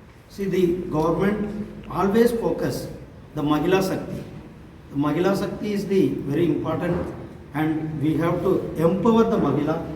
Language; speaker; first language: English; non-native, local second language; Tamil